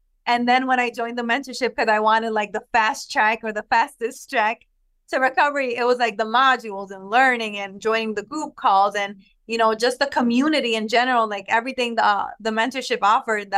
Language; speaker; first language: English; non-native, local second language; Spanish